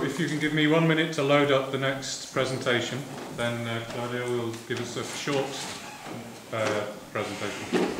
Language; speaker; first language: English; non-native, fluent; Spanish